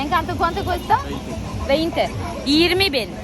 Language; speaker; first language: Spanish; non-native, learner; Turkish